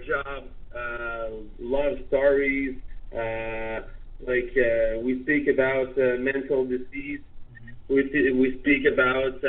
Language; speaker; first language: English; non-native, learner; French